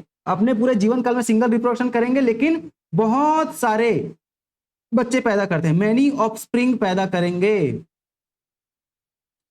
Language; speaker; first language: Hindi; native; Hindi